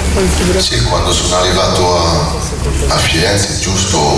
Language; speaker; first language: Italian; non-native, fluent; French